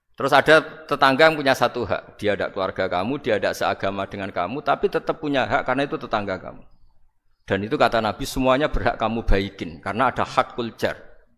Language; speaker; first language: Indonesian; non-native, local second language; Javanese